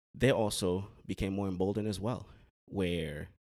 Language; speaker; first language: English; early bilingual, other home language; Haitian Creole